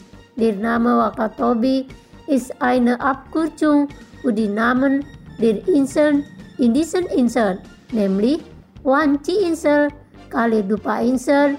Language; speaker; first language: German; non-native, fluent; Indonesian